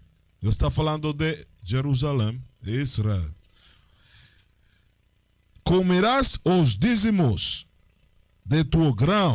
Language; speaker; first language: Portuguese; non-native, learner; Spanish